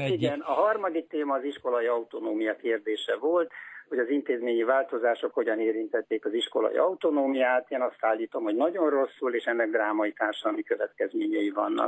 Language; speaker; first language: Hungarian; native; Hungarian